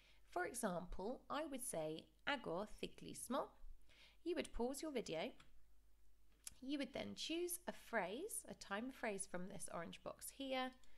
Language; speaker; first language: English; native; English